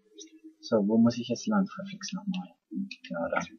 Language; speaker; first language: German; native; German